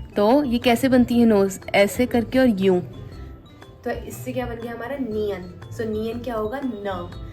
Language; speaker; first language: Hindi; native; Hindi